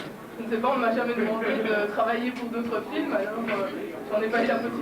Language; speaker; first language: French; native; French